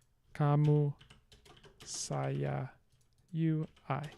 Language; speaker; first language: Indonesian; non-native, learner; English